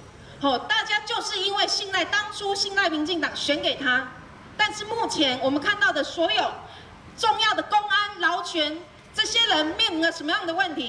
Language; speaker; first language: Chinese; native; Chinese